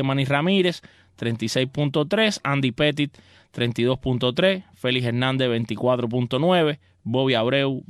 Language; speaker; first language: Spanish; native; Spanish